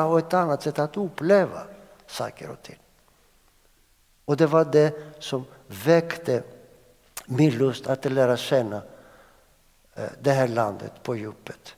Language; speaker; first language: Swedish; non-native, fluent; Greek